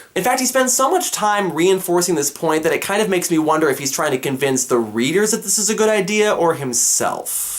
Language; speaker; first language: English; native; English